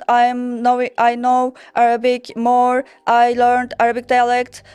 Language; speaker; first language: English; non-native, learner; Turkish